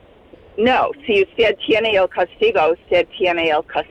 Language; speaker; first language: Spanish; non-native, fluent; English